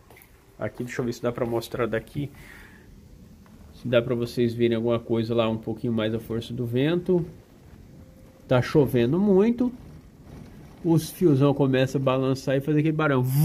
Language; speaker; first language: Portuguese; native; Portuguese